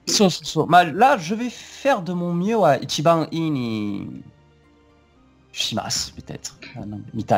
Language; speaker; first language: Japanese; non-native, learner; French